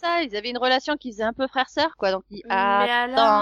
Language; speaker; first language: French; native; French